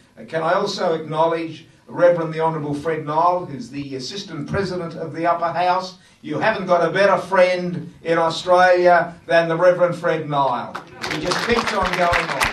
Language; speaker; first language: English; native; English